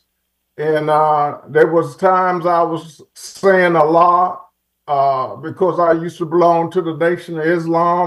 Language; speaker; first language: English; native; English